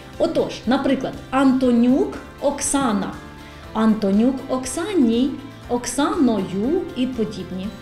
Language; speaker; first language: Ukrainian; native; Ukrainian